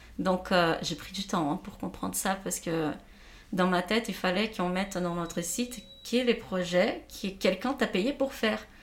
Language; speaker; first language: French; non-native, fluent; Portuguese